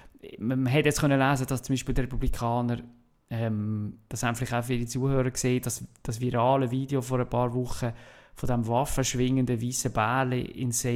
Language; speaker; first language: German; native; German